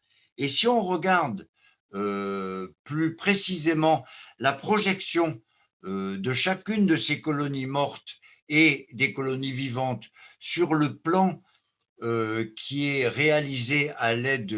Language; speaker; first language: French; native; French